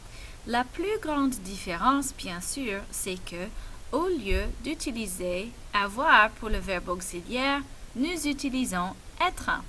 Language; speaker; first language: French; non-native, fluent; English